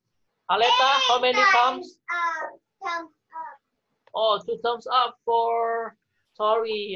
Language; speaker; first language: English; non-native, fluent; Indonesian